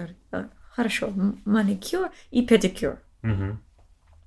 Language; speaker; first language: Russian; non-native, learner; English